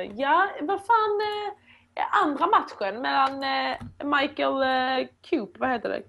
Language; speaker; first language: Swedish; early bilingual, other home language; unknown